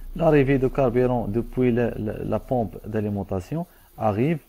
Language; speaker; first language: French; non-native, local second language; Arabic